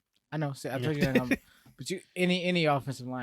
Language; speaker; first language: English; native; English